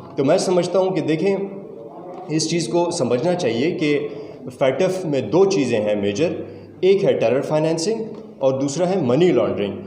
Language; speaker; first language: Urdu; non-native, local second language; Pashto